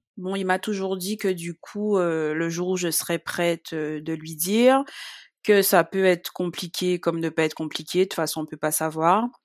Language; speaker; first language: French; native; French